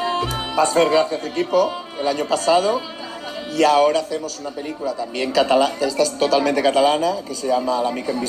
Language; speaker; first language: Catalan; non-native, local second language; Spanish